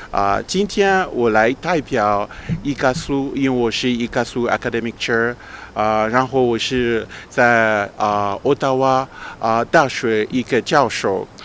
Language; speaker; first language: Chinese; non-native, fluent; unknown